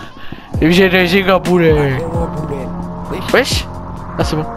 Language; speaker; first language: French; native; French